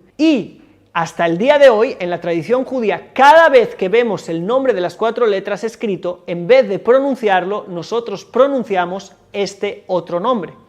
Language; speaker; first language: Spanish; native; Spanish